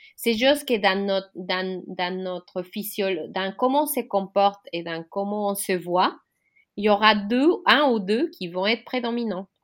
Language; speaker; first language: French; non-native, fluent; Spanish